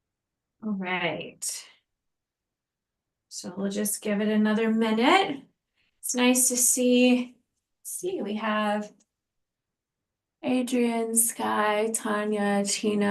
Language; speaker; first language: English; native; English